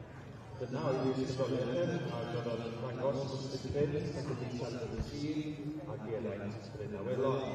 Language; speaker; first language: Welsh; native; Welsh